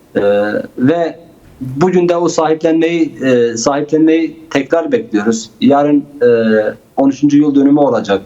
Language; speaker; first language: Turkish; non-native, local second language; Kurdish